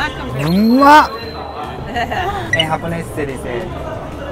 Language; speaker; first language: Spanish; non-native, learner; Japanese